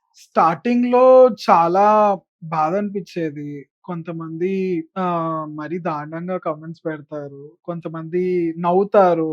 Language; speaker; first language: Telugu; native; Telugu